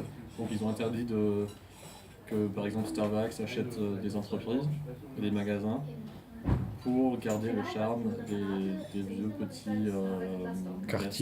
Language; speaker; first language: French; non-native, fluent; German